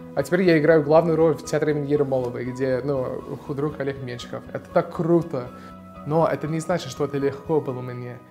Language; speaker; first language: Russian; non-native, fluent; English